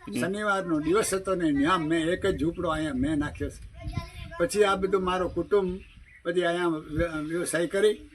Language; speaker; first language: Gujarati; non-native, local second language; Sindhi